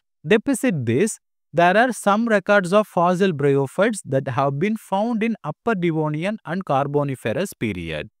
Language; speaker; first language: English; non-native, local second language; Tamil